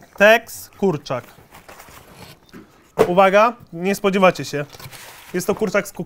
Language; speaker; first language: Polish; native; Polish